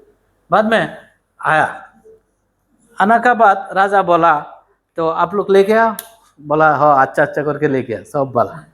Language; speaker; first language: Hindi; non-native, learner; Bangla